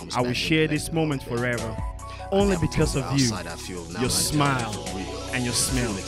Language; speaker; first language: English; non-native, local second language; Yoruba